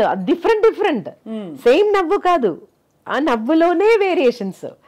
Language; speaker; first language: Telugu; non-native, local second language; Malayalam